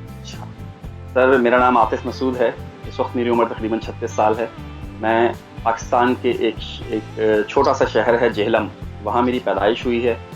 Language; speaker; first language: Urdu; non-native, local second language; Punjabi